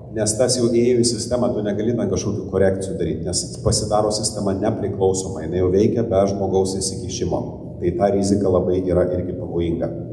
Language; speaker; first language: Lithuanian; non-native, local second language; Polish